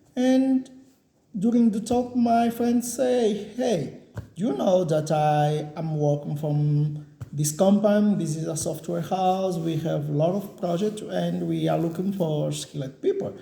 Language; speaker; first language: English; non-native, learner; Portuguese